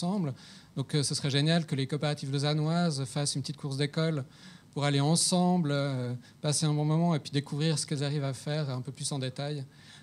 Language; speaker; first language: French; native; French